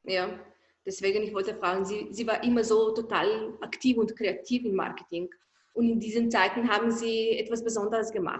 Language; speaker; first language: German; non-native, fluent; Slovenian